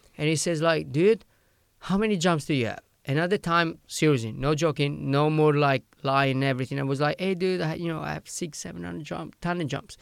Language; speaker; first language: English; non-native, fluent; Italian